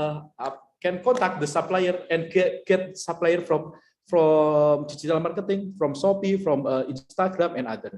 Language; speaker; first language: English; non-native, learner; Indonesian